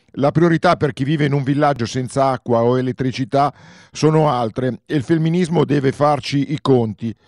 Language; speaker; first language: Italian; native; Italian